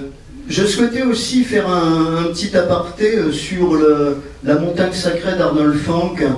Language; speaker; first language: French; native; French